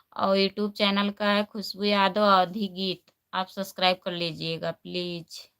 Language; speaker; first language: Hindi; native; Hindi